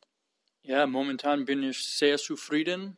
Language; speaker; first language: German; non-native, fluent; English